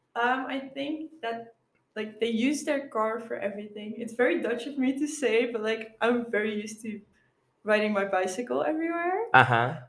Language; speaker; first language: English; non-native, fluent; Dutch